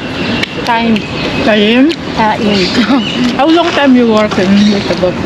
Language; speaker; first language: English; non-native, learner; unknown